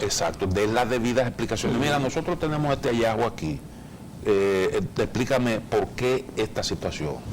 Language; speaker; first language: Spanish; native; Spanish